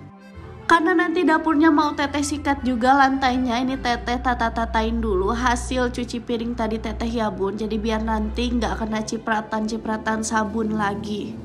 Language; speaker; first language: Indonesian; non-native, local second language; Sundanese